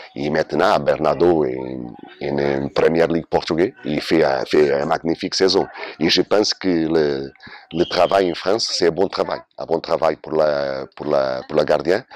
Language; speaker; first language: French; non-native, learner; Portuguese